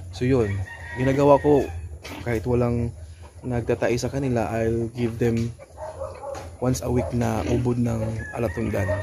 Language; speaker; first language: Filipino; non-native, local second language; Cebuano